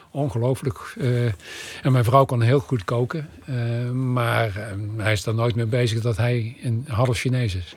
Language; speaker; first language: Dutch; native; Dutch